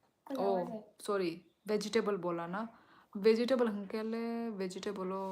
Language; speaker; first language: Hindi; non-native, local second language; Kok Borok